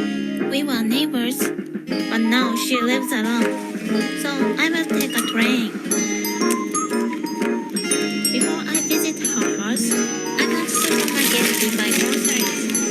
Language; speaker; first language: English; non-native, learner; Japanese